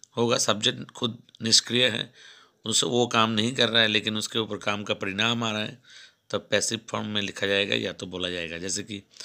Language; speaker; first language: Hindi; non-native, local second language; Bangla